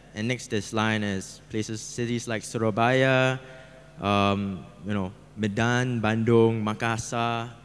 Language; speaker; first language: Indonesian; non-native, learner; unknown